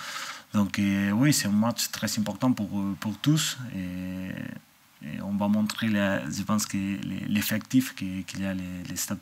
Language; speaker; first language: French; non-native, fluent; English